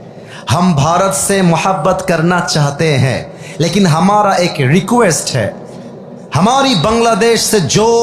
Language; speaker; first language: Hindi; non-native, fluent; Bangla